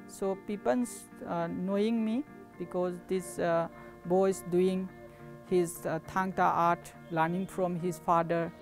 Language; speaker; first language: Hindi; non-native, local second language; Manipuri